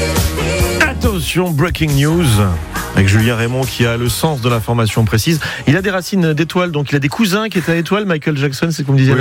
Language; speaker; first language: French; native; French